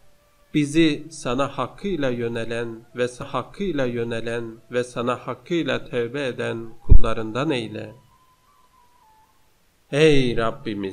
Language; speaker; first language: Turkish; native; Turkish